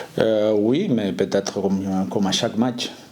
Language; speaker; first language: French; non-native, fluent; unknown